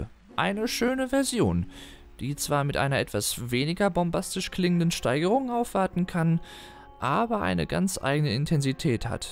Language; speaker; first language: German; native; German